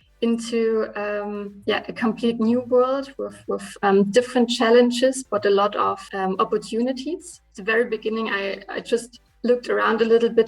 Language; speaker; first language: English; non-native, fluent; German